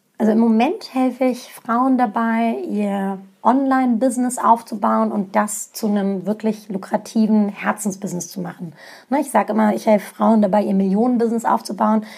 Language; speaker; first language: German; native; German